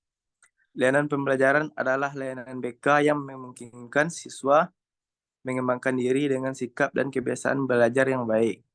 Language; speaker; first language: Indonesian; native; Indonesian